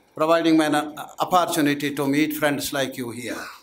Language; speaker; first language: English; non-native, local second language; Urdu